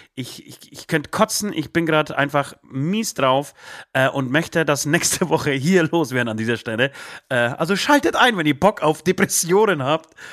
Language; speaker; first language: German; early bilingual, other home language; Polish